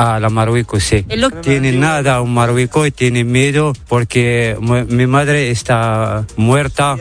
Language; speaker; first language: Spanish; non-native, learner; Arabic